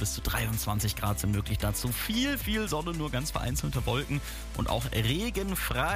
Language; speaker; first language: German; native; German